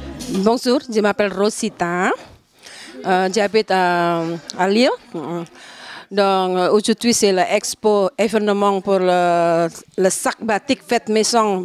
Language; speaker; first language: French; non-native, learner; Indonesian